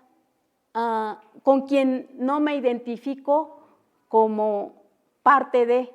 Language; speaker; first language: Spanish; non-native, local second language; Mixtepec Mixtec